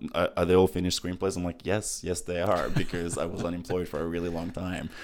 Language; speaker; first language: English; early bilingual, other home language; Macedonian